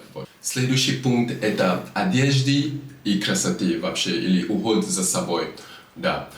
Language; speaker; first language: Russian; non-native, fluent; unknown